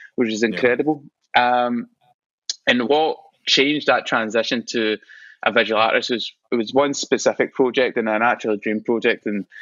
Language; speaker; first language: English; native; English